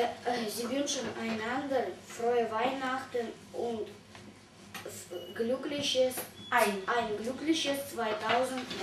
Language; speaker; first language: German; non-native, learner; Russian